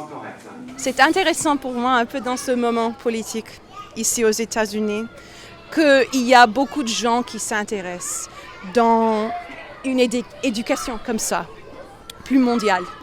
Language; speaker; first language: French; non-native, fluent; English